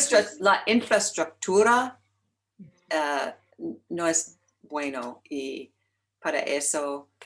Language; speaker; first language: Spanish; non-native, learner; English